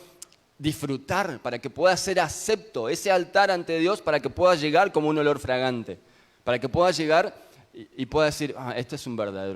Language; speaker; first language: Spanish; native; Spanish